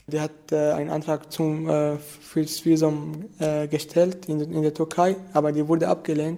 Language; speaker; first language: German; non-native, fluent; Arabic